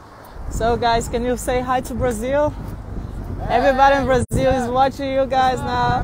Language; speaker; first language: English; non-native, learner; Portuguese